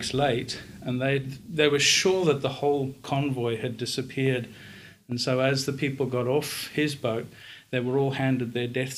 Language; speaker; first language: English; native; English